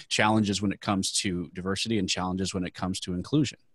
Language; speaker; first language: English; native; English